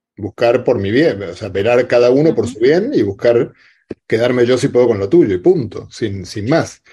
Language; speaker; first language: Spanish; native; Spanish